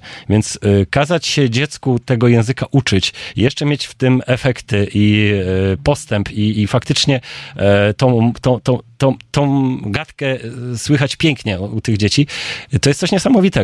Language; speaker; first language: Polish; native; Polish